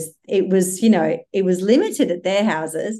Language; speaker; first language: English; native; English